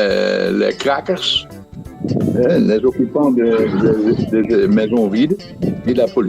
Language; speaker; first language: French; non-native, fluent; Dutch